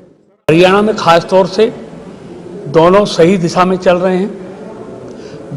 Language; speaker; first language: Hindi; native; Hindi